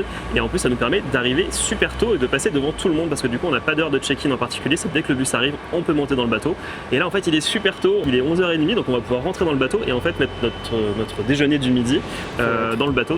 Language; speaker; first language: French; native; French